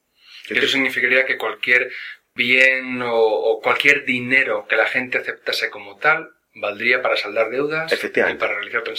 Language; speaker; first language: Spanish; native; Spanish